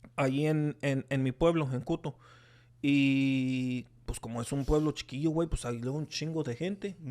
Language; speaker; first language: Spanish; early bilingual, heritage; Spanish